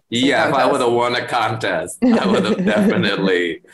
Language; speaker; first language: English; early bilingual, other home language; Spanish